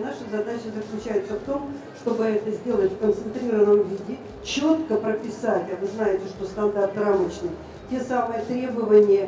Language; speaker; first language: Russian; native; Russian